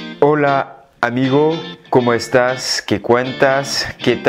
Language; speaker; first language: Spanish; non-native, fluent; French